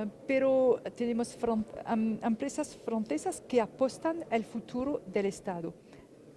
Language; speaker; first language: Spanish; non-native, fluent; French